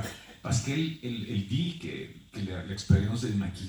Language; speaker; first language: French; non-native, fluent; Spanish